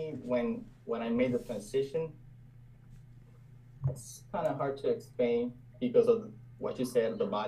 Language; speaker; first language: English; non-native, fluent; Spanish